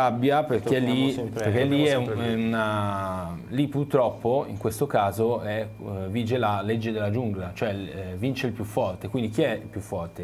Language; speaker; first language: Italian; native; Italian